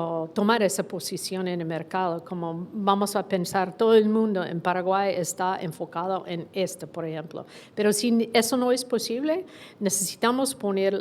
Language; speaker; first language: Spanish; non-native, fluent; English